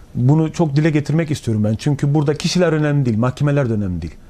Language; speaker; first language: Turkish; native; Turkish